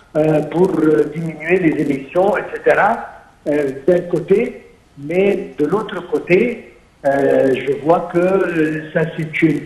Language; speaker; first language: French; non-native, fluent; Arabic